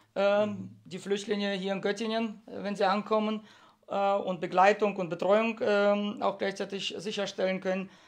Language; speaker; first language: German; early bilingual, heritage; Russian